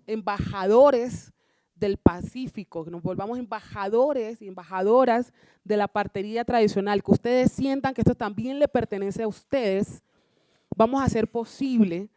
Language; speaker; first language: Spanish; native; Spanish